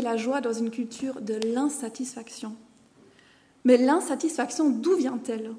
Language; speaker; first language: French; non-native, fluent; German